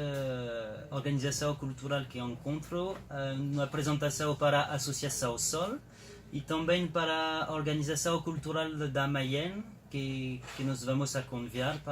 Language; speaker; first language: Portuguese; non-native, learner; French